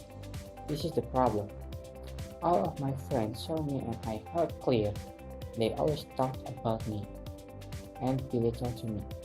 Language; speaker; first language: English; non-native, learner; Indonesian